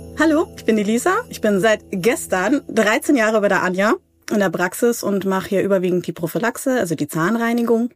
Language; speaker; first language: German; native; German